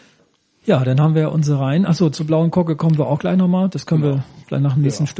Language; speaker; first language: German; native; German